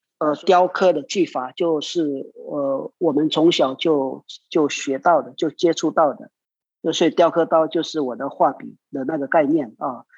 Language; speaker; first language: Chinese; non-native, local second language; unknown